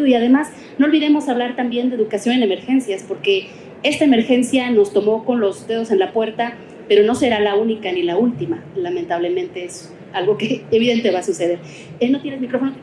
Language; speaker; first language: Spanish; native; Spanish